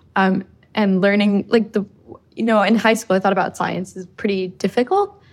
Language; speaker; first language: English; early bilingual, other home language; Spanish